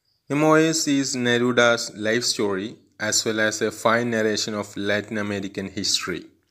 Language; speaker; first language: English; non-native, local second language; Malayalam